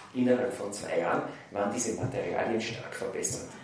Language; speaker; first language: German; native; German